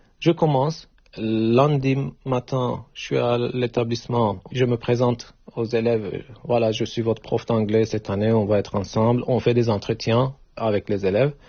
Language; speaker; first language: French; non-native, learner; Turkish